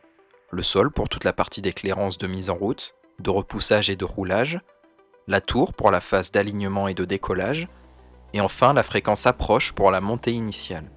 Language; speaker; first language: French; native; French